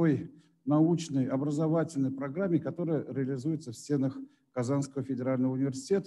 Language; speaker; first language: Russian; native; Russian